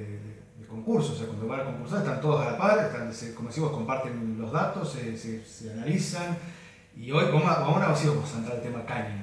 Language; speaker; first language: Spanish; native; Spanish